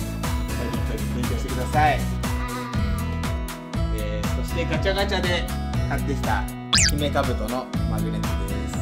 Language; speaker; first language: Japanese; native; Japanese